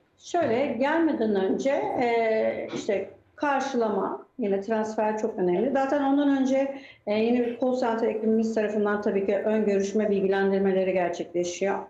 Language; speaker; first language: Turkish; native; Turkish